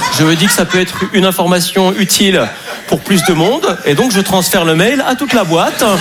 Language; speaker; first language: French; native; French